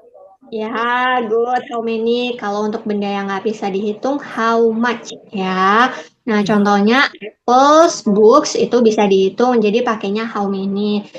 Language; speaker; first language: Indonesian; native; Indonesian